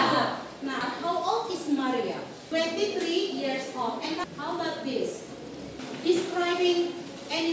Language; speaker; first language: English; non-native, fluent; Indonesian